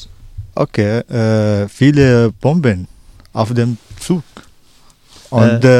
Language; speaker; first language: German; non-native, learner; Arabic